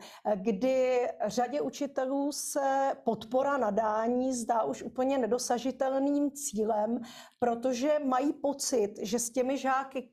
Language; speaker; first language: Czech; native; Czech